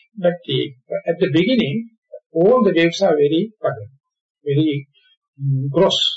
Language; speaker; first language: English; non-native, local second language; Sinhala